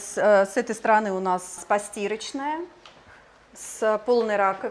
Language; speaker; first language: Russian; native; Russian